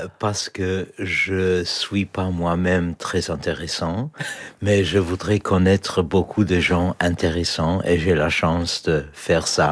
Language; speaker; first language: French; non-native, learner; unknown